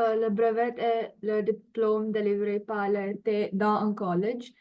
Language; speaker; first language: French; non-native, learner; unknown